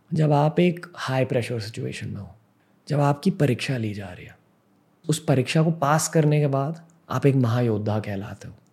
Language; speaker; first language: Hindi; non-native, local second language; English